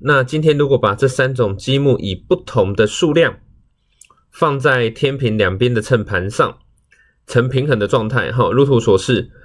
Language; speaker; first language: Chinese; native; Chinese